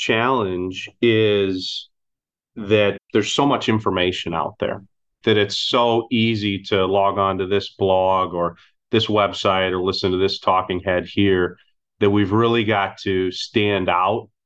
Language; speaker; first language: English; native; English